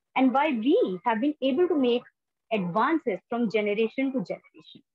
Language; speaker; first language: English; non-native, local second language; Hindi